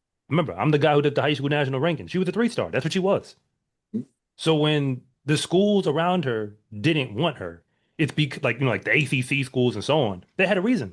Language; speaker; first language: English; native; English